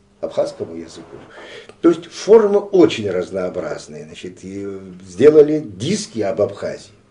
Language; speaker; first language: Russian; non-native, local second language; Abkhazian